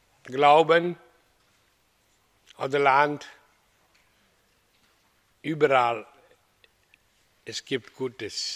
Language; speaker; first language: German; non-native, fluent; Hindi